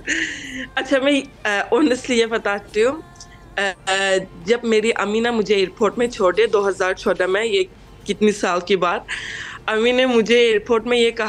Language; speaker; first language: Hindi; non-native, fluent; Turkish